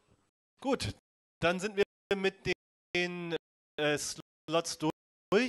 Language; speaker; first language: German; native; German